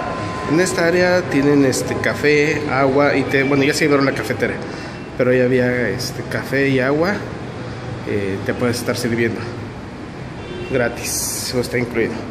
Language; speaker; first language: Spanish; native; Spanish